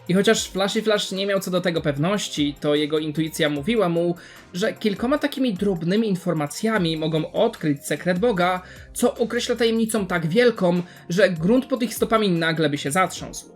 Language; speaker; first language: Polish; native; Polish